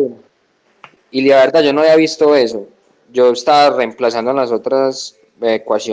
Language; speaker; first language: Spanish; native; Spanish